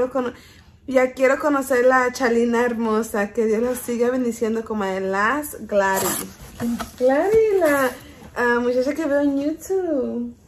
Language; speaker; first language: Spanish; early bilingual, heritage; Spanish